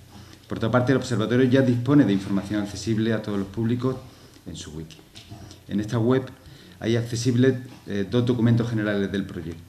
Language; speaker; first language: Spanish; native; Spanish